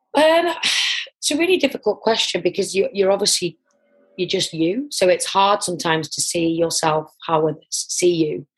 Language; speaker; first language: English; native; English